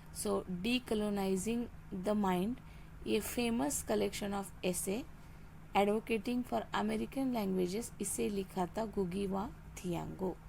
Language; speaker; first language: Hindi; non-native, local second language; Marathi